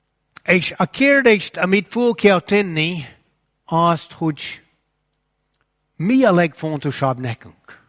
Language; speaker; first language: Hungarian; non-native, fluent; English